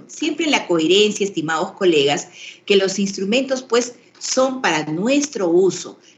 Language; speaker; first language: Spanish; native; Spanish